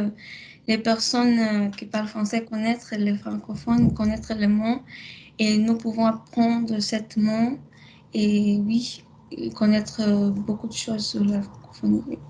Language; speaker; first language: French; non-native, learner; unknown